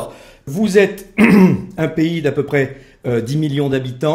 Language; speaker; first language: French; native; French